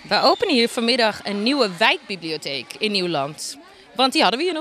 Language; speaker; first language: Dutch; native; Dutch